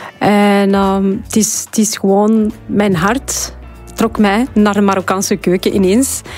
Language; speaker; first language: Dutch; non-native, fluent; Arabic